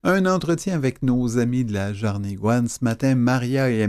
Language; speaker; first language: French; native; French